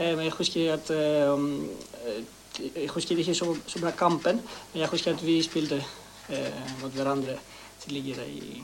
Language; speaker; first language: Norwegian; non-native, learner; Greek